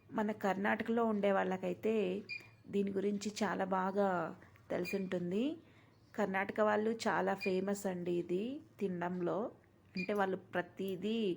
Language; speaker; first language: Telugu; native; Telugu